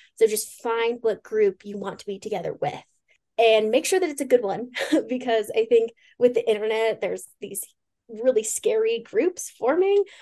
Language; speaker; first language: English; native; English